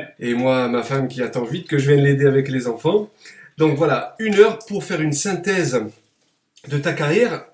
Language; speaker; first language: French; native; French